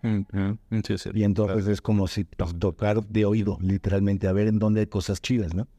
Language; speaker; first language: Spanish; native; Spanish